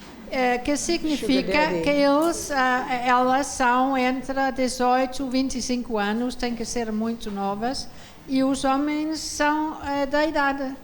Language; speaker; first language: Portuguese; non-native, fluent; Danish